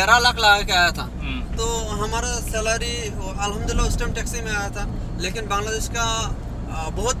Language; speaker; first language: Hindi; non-native, fluent; Bangla